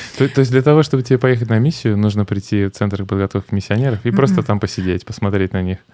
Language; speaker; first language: Russian; native; Russian